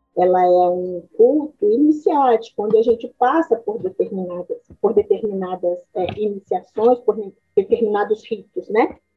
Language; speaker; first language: Portuguese; native; Portuguese